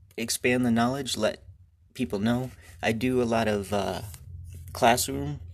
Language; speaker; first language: English; native; English